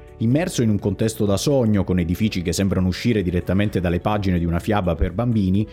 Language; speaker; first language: Italian; native; Italian